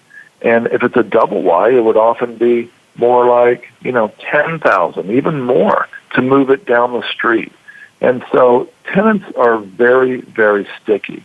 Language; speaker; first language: English; native; English